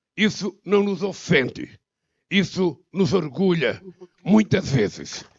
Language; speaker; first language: Portuguese; native; Portuguese